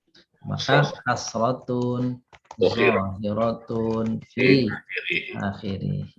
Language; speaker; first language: Arabic; non-native, fluent; Indonesian